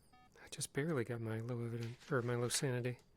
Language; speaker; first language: English; native; English